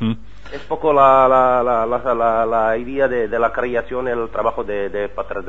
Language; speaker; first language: Spanish; non-native, learner; Arabic